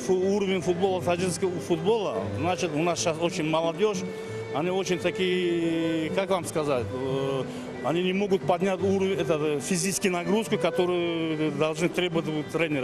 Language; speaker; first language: Russian; non-native, local second language; Tajik